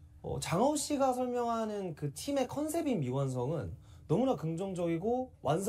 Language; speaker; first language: Korean; native; Korean